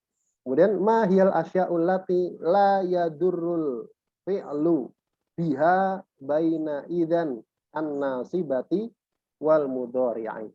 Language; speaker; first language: Arabic; non-native, fluent; Indonesian